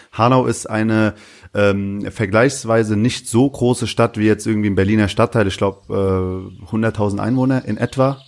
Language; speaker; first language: German; early bilingual, other home language; Turkish